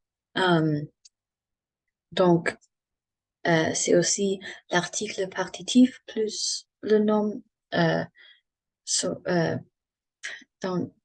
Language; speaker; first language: French; non-native, learner; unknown